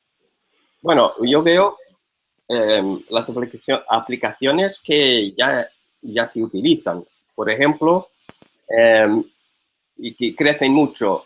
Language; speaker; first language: Spanish; non-native, fluent; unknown